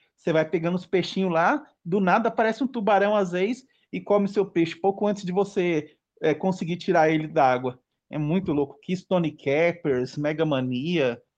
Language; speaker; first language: Portuguese; native; Portuguese